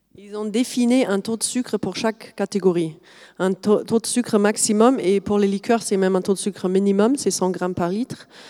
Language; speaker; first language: French; non-native, fluent; German